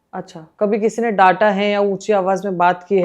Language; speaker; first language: Hindi; native; Hindi